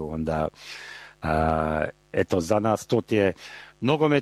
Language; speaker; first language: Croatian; early bilingual, heritage; Croatian